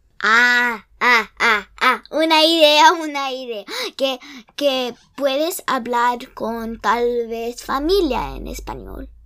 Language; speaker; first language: Spanish; early bilingual, heritage; English